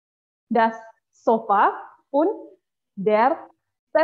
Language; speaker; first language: German; non-native, fluent; Indonesian